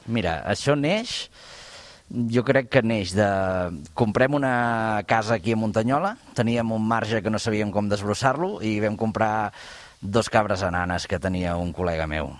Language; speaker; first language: Catalan; native; Catalan